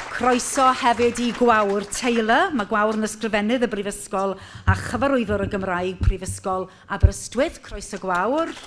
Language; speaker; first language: Welsh; native; Welsh